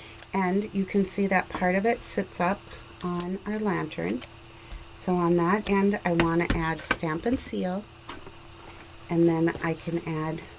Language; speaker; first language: English; native; English